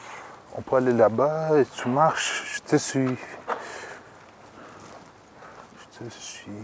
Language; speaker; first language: French; non-native, learner; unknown